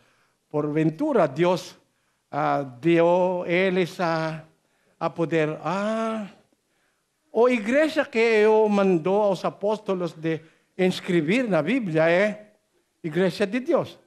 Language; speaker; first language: Portuguese; non-native, learner; Filipino